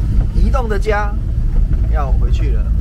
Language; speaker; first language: Chinese; native; Chinese